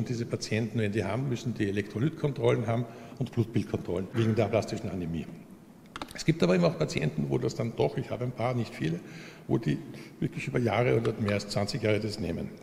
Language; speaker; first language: German; native; German